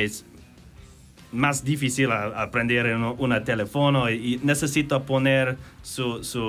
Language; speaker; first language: Spanish; non-native, learner; English